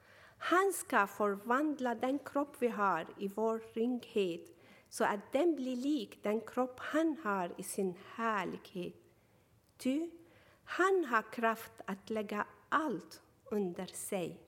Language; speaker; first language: Swedish; non-native, fluent; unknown